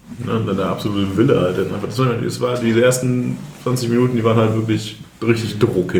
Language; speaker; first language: German; native; German